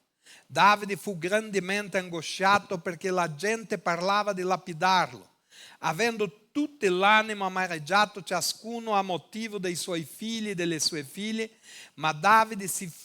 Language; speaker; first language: Italian; non-native, fluent; Portuguese